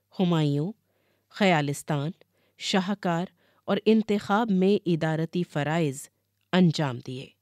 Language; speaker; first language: Urdu; native; Urdu